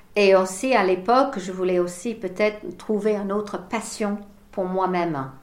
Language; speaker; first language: French; non-native, fluent; English